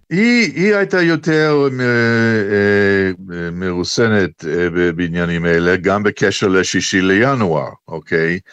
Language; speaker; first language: Hebrew; non-native, fluent; English